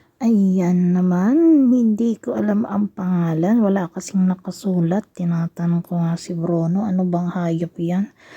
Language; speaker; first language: Filipino; native; Filipino